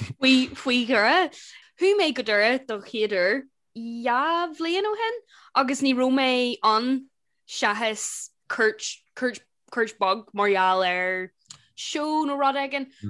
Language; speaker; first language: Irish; non-native, local second language; English